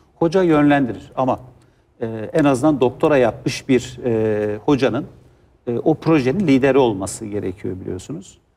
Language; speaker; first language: Turkish; native; Turkish